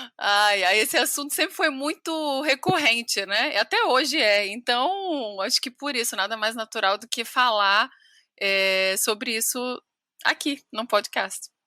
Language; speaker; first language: Portuguese; native; Portuguese